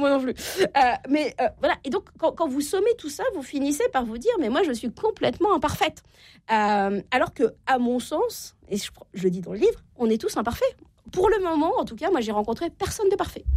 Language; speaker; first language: French; native; French